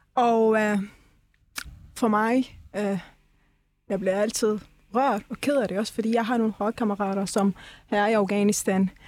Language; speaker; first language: Danish; early bilingual, other home language; Persian